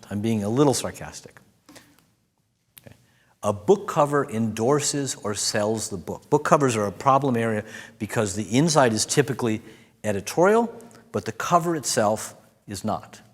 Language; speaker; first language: English; native; English